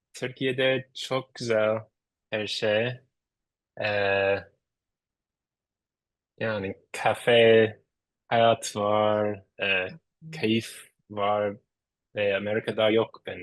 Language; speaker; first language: Turkish; non-native, learner; English